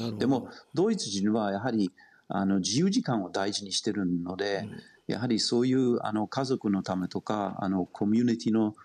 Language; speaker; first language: Japanese; non-native, fluent; German